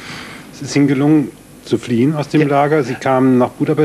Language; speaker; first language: German; native; German